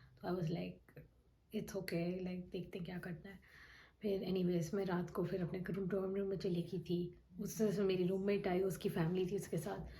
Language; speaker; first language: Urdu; native; Urdu